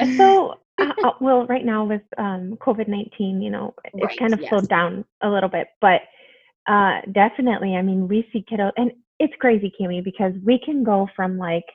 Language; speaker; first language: English; early bilingual, other home language; Spanish